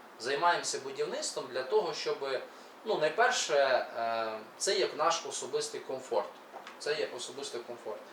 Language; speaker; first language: Ukrainian; native; Ukrainian